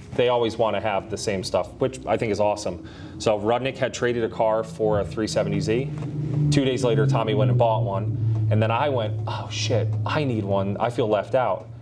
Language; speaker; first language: English; native; English